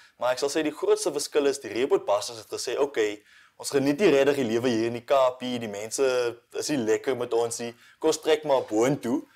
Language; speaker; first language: Afrikaans; non-native, local second language; English